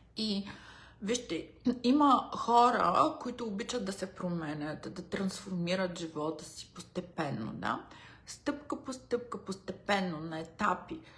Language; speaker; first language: Bulgarian; early bilingual, heritage; Bulgarian